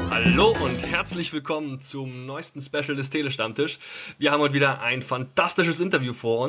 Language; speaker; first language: German; native; German